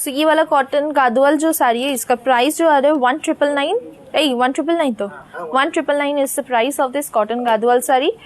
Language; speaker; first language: Hindi; non-native, local second language; Bangla